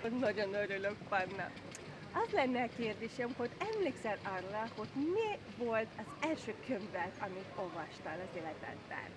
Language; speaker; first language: Hungarian; non-native, fluent; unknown